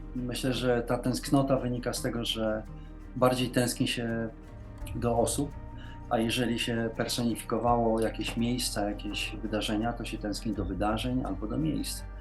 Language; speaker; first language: Polish; native; Polish